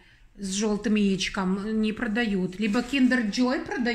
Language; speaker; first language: Russian; native; Russian